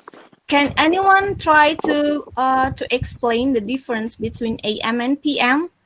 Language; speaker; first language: English; non-native, fluent; Indonesian